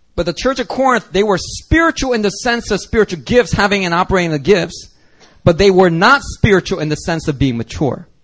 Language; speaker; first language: English; native; English